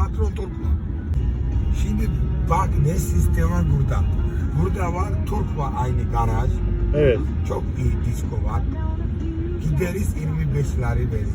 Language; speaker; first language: Turkish; non-native, learner; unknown